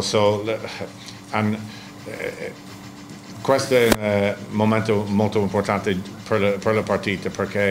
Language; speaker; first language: Italian; non-native, learner; English